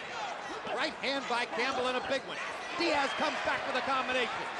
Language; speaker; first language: English; native; English